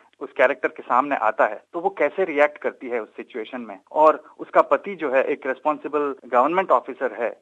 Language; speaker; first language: Hindi; non-native, local second language; Kannada